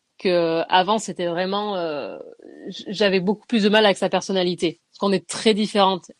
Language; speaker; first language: French; native; French